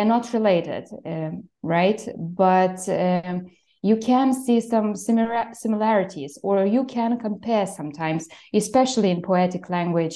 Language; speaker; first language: English; non-native, fluent; Lithuanian